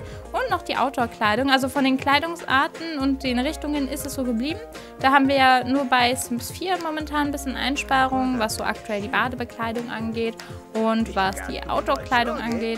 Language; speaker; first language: German; native; German